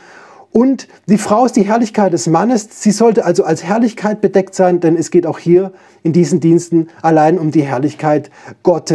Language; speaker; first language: German; native; German